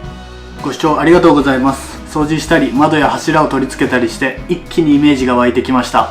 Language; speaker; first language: Japanese; native; Japanese